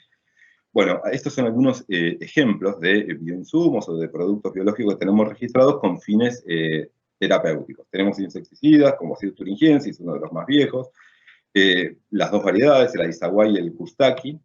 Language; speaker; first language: Spanish; native; Spanish